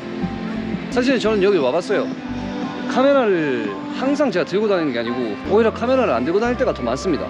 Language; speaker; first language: Korean; native; Korean